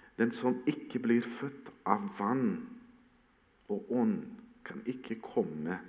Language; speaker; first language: Norwegian; non-native, fluent; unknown